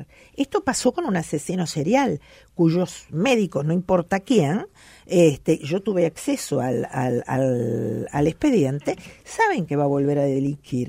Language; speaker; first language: Spanish; native; Spanish